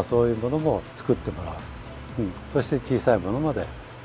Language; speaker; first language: Japanese; native; Japanese